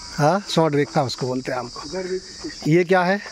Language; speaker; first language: Hindi; native; Hindi